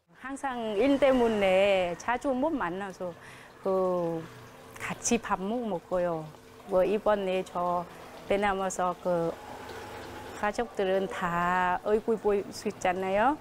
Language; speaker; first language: Korean; non-native, fluent; Vietnamese